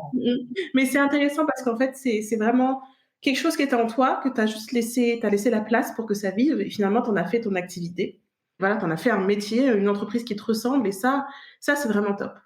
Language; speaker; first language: French; native; French